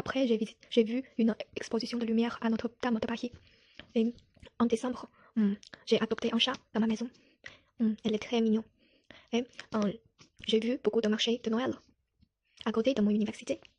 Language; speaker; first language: French; non-native, learner; Chinese